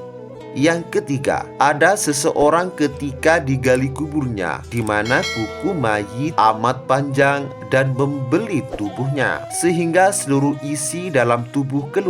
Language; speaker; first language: Indonesian; native; Indonesian